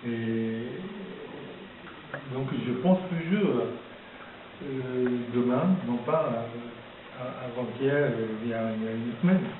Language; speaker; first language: French; non-native, fluent; Japanese